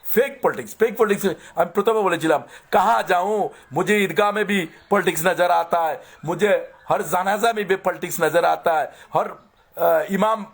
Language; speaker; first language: Hindi; non-native, local second language; Bangla